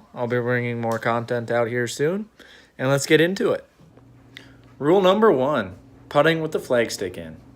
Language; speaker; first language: English; native; English